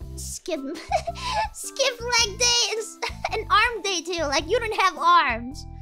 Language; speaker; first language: English; non-native, fluent; Italian